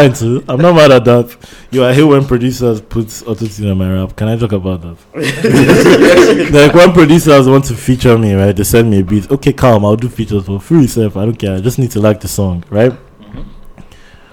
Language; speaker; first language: English; non-native, local second language; Yoruba